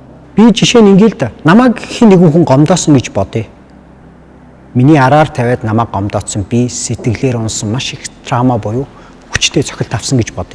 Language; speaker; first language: Mongolian; native; Mongolian